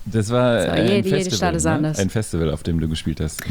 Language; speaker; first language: German; native; German